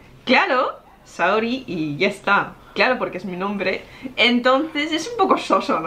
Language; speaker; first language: Spanish; non-native, fluent; Japanese